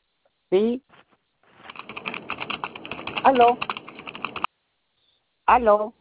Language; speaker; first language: Spanish; native; Spanish